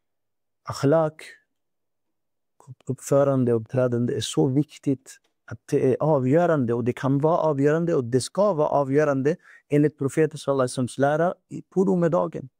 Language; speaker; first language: Swedish; non-native, fluent; Urdu